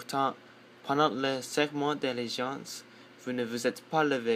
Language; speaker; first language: French; non-native, learner; English